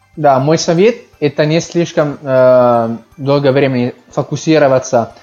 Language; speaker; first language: Russian; non-native, fluent; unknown